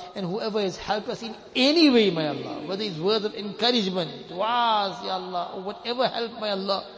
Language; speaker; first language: English; native; English